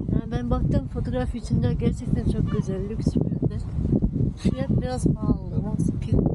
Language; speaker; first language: Turkish; non-native, learner; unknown